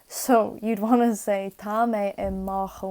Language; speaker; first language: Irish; non-native, local second language; English